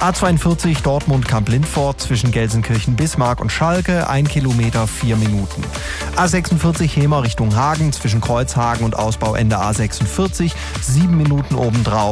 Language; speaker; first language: German; native; German